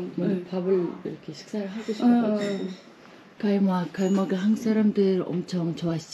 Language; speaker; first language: Korean; non-native, fluent; Uzbek